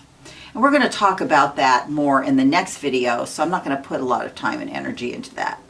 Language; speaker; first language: English; native; English